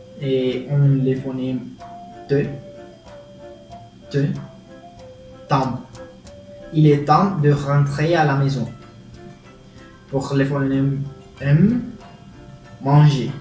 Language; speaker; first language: French; non-native, learner; Spanish